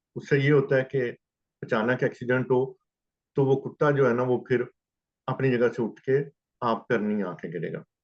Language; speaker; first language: Urdu; native; Urdu